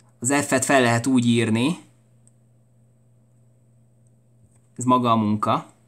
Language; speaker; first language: Hungarian; native; Hungarian